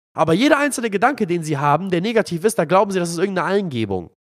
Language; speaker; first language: German; non-native, fluent; Arabic